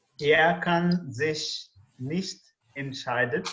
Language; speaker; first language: German; non-native, learner; English